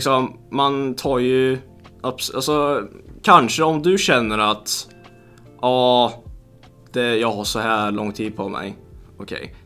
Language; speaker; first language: Swedish; early bilingual, other home language; Lithuanian